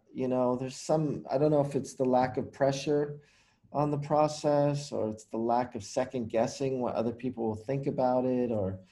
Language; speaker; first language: English; native; English